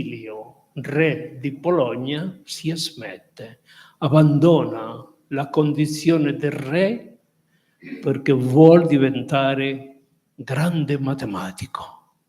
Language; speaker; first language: Italian; non-native, fluent; Spanish